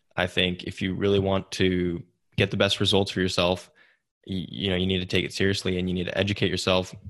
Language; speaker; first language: English; native; English